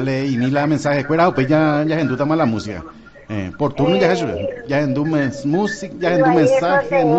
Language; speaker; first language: Spanish; native; Spanish